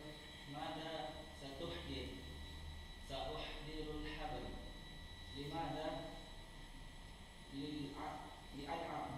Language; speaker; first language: Arabic; non-native, learner; Indonesian